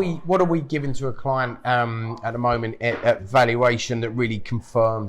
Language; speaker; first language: English; native; English